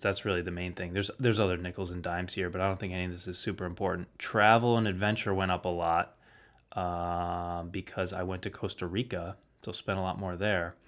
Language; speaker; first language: English; native; English